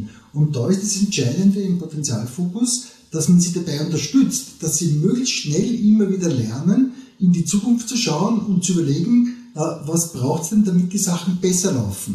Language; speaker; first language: German; native; German